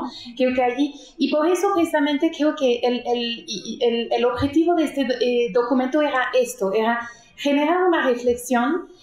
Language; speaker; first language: Spanish; native; Spanish